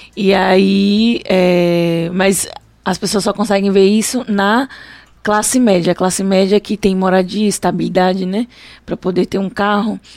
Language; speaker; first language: Portuguese; native; Portuguese